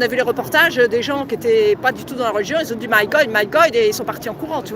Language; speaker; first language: French; native; French